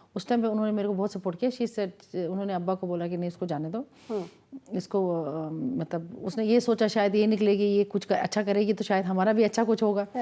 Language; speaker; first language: Hindi; non-native, local second language; Kashmiri